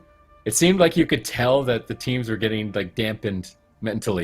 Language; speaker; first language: English; native; English